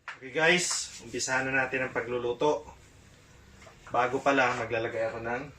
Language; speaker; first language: Filipino; non-native, local second language; Cebuano